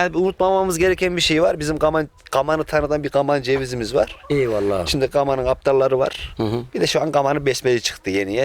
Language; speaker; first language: Turkish; native; Turkish